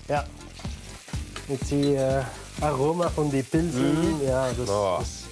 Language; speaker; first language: German; non-native, learner; Dutch